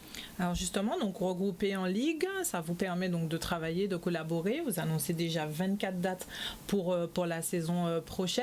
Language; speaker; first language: French; native; French